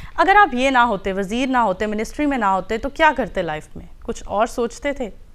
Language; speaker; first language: Urdu; native; Urdu